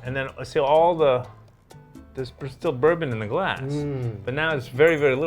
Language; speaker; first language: English; early bilingual, other home language; Korean